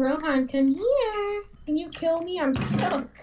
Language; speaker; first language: English; native; English